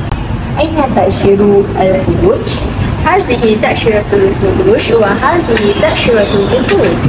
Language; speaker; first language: Arabic; non-native, learner; Malay